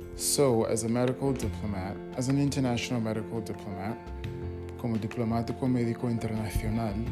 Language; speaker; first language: Spanish; non-native, fluent; English